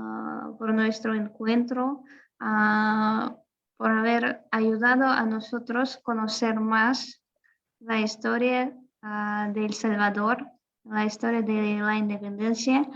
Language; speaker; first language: Spanish; non-native, fluent; Russian